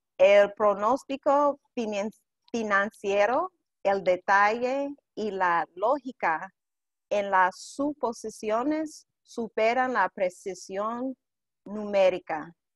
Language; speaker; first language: Spanish; non-native, fluent; English